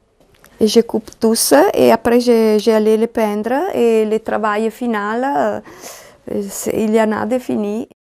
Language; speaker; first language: French; non-native, learner; Italian